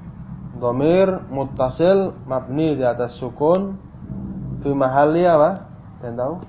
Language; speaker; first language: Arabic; non-native, fluent; Indonesian